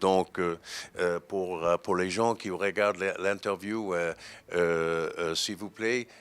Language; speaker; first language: French; non-native, fluent; English